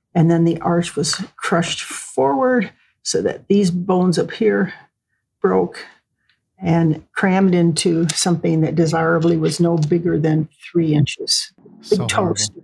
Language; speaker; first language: English; native; English